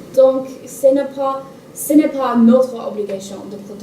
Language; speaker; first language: French; non-native, learner; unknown